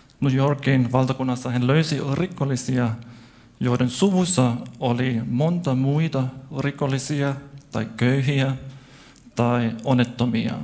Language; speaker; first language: Finnish; non-native, fluent; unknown